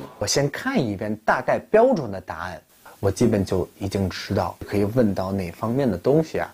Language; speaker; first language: Chinese; non-native, fluent; Russian